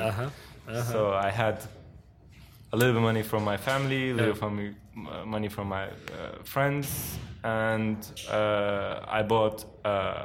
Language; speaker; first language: English; non-native, fluent; Turkish